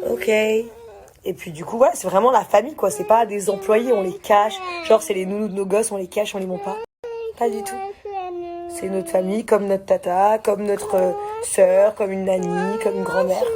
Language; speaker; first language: French; native; French